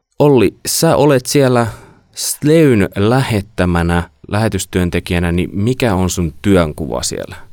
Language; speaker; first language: Finnish; native; Finnish